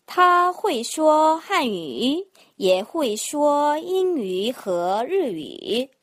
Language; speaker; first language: Chinese; non-native, fluent; Korean